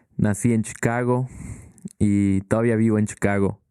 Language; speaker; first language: Spanish; early bilingual, heritage; Spanish